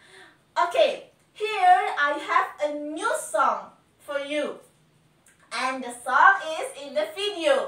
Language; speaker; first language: English; non-native, learner; Indonesian